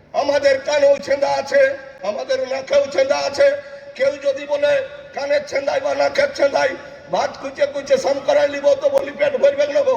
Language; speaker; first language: Bangla; native; Bangla